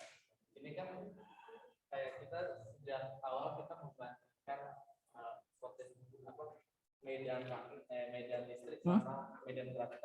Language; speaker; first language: Indonesian; native; Indonesian